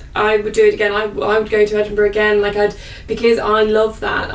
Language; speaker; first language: English; native; English